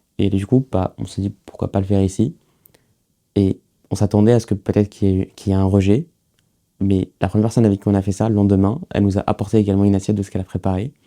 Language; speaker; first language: French; early bilingual, other home language; Arabic